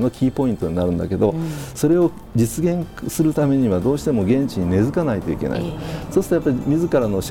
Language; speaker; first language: Japanese; native; Japanese